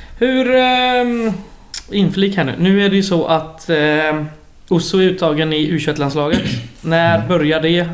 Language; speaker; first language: Swedish; native; Swedish